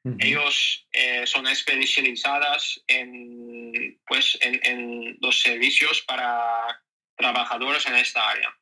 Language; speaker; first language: Spanish; non-native, learner; Dutch